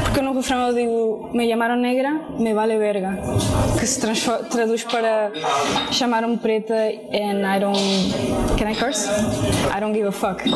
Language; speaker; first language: Portuguese; early bilingual, other home language; Spanish